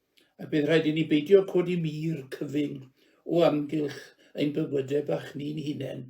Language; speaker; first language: Welsh; native; Welsh